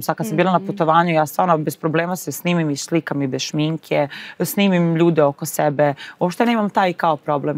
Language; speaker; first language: Serbian; native; Serbian